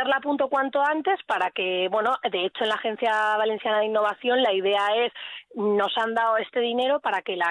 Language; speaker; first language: Spanish; native; Spanish